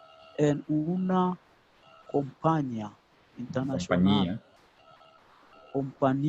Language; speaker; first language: Spanish; non-native, learner; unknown